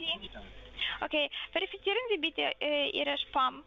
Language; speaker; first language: German; non-native, learner; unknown